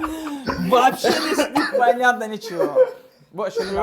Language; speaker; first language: Russian; non-native, local second language; Tajik